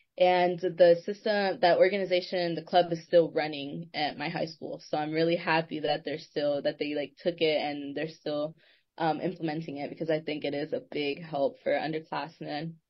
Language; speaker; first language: English; native; English